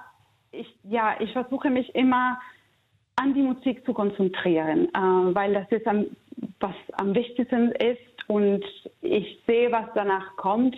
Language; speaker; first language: German; non-native, fluent; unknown